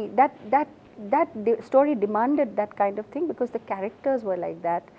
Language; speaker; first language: English; non-native, local second language; Assamese